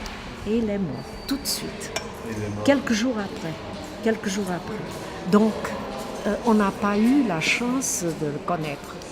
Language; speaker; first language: French; non-native, fluent; Portuguese